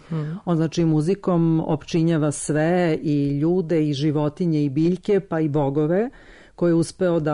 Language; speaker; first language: Serbian; native; Serbian